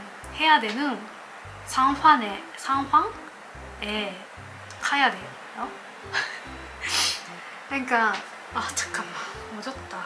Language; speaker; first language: Korean; non-native, learner; Japanese